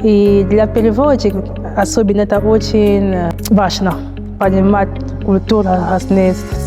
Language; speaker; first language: Russian; non-native, learner; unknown